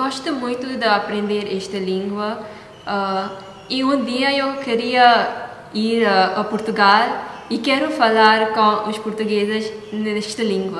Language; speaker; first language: Portuguese; non-native, learner; Konkani